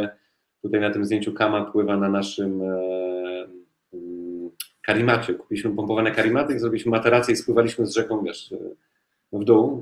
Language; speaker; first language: Polish; native; Polish